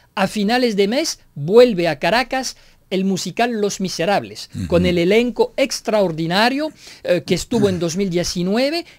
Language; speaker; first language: Spanish; non-native, fluent; French